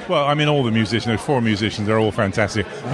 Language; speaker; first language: English; native; English